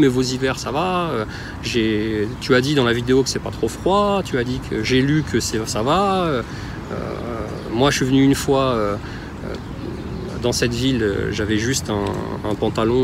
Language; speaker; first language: French; native; French